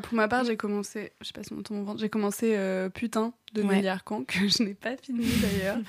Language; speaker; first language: French; native; French